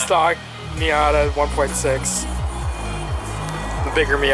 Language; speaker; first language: English; native; English